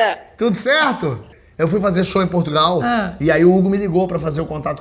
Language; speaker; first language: Portuguese; native; Portuguese